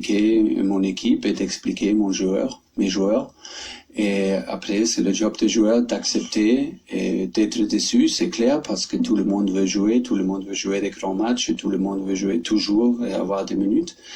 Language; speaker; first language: French; non-native, learner; German